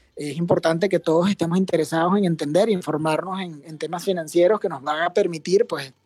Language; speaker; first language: Spanish; native; Spanish